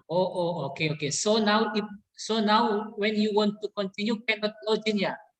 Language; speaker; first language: English; non-native, learner; Indonesian